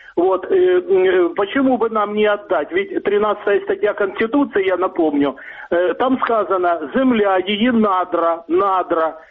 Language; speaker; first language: Russian; native; Russian